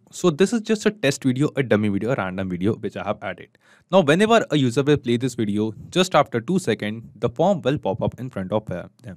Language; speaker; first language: English; non-native, local second language; Hindi